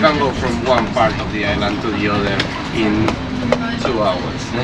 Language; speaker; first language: English; non-native, fluent; Spanish